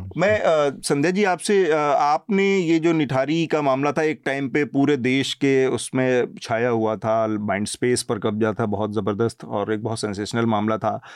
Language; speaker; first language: Hindi; native; Hindi